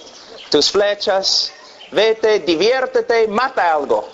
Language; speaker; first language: Spanish; non-native, fluent; English